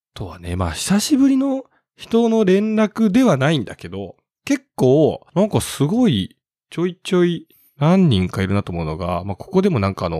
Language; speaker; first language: Japanese; native; Japanese